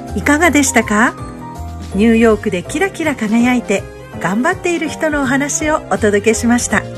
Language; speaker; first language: Japanese; native; Japanese